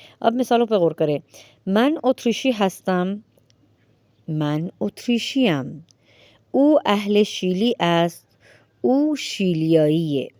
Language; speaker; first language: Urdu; non-native, fluent; Persian